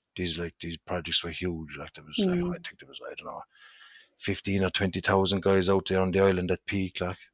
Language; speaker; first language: English; native; English